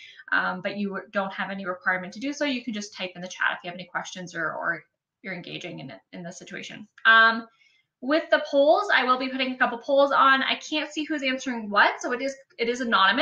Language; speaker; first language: English; native; English